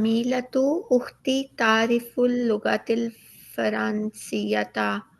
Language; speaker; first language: Arabic; non-native, learner; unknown